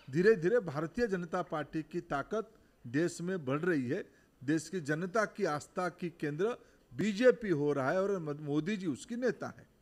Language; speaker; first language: Hindi; non-native, local second language; Odia